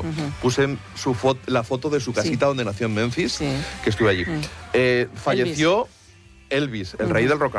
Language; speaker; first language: Spanish; native; Spanish